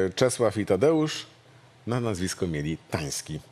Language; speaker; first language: Polish; native; Polish